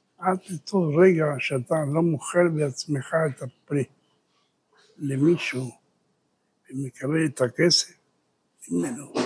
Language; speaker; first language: Hebrew; early bilingual, other home language; Spanish